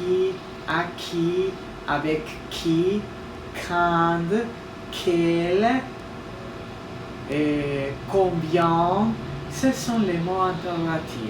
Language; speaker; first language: French; non-native, fluent; Spanish